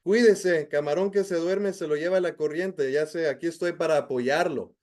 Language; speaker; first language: Spanish; early bilingual, heritage; Spanish